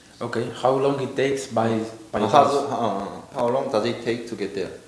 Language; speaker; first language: English; non-native, learner; Korean